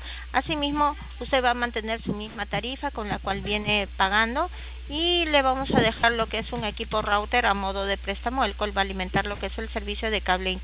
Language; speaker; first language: Spanish; native; Spanish